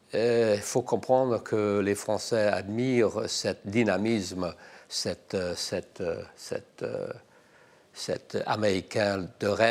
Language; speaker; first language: French; non-native, fluent; English